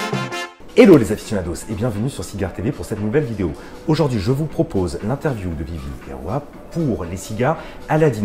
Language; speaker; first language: French; native; French